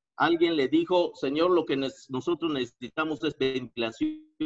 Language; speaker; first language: Spanish; native; Spanish